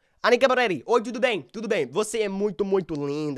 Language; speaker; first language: Portuguese; non-native, learner; English